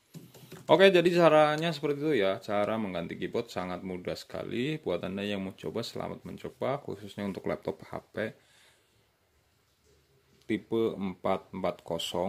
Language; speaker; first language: Indonesian; native; Indonesian